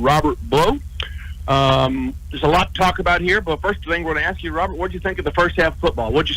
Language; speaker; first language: English; native; English